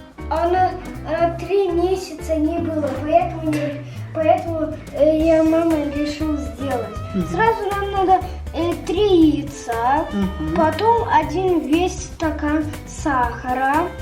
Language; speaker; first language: Russian; early bilingual, heritage; Russian